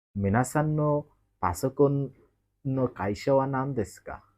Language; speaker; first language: Japanese; non-native, learner; Bangla